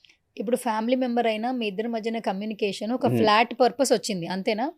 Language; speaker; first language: Telugu; native; Telugu